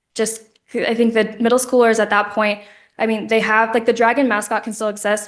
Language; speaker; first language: English; native; English